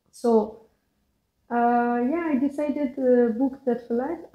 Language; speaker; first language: English; non-native, learner; Persian